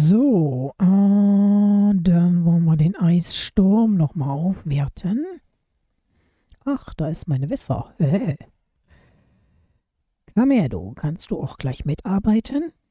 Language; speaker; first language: German; native; German